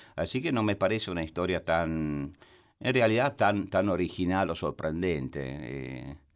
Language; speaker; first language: Spanish; non-native, fluent; Italian